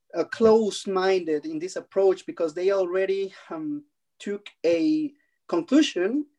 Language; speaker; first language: English; non-native, fluent; Spanish